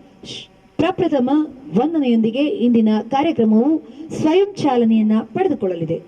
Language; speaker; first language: Kannada; native; Kannada